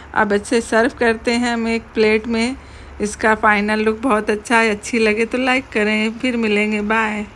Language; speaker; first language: Hindi; native; Hindi